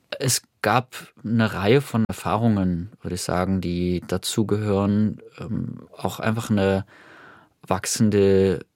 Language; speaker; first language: German; native; German